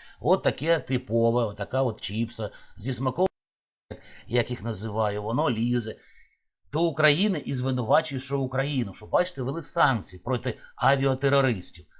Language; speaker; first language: Ukrainian; native; Ukrainian